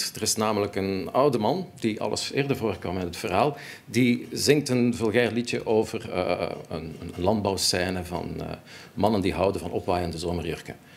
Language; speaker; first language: Dutch; native; Dutch